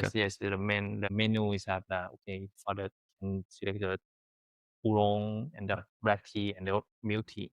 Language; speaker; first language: English; non-native, learner; Thai